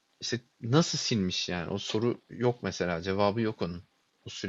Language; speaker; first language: Turkish; native; Turkish